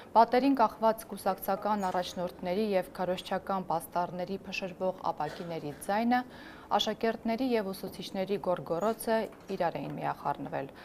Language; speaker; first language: Armenian; native; Armenian